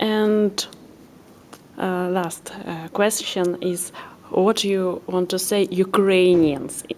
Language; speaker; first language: English; non-native, learner; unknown